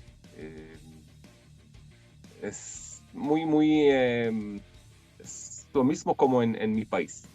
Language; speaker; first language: Spanish; non-native, learner; Hebrew